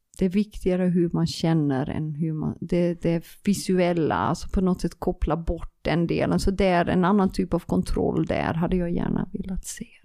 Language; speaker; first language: Swedish; non-native, fluent; Dutch